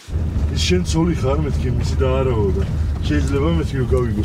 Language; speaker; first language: Turkish; non-native, learner; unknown